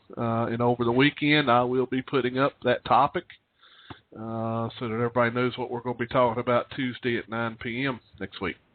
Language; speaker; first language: English; native; English